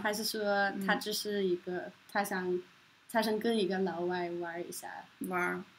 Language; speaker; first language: Chinese; non-native, fluent; Norwegian